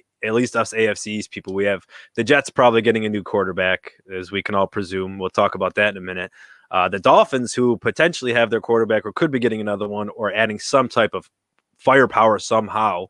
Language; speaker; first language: English; native; English